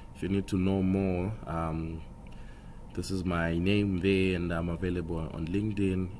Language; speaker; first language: English; non-native, local second language; Shona